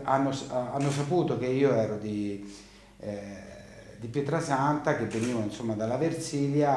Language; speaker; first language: Italian; native; Italian